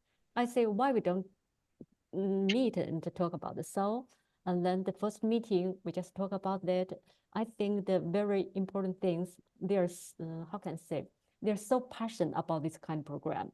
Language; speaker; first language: English; non-native, learner; Chinese